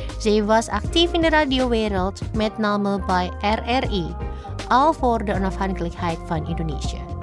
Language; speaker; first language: Dutch; non-native, fluent; Indonesian